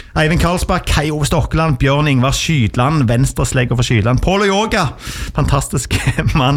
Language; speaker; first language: Norwegian; native; Norwegian